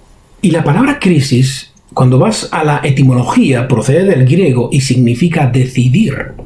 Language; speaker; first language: Spanish; native; Spanish